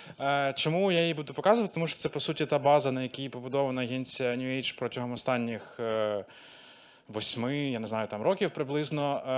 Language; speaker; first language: Ukrainian; non-native, local second language; Russian